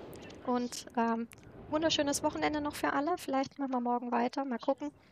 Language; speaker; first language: German; native; German